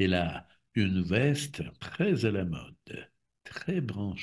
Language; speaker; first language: French; non-native, fluent; Russian